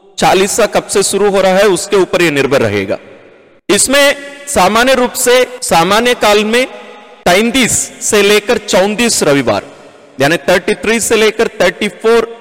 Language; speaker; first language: Hindi; non-native, local second language; Malayalam